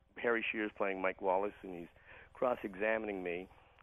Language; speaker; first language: English; native; English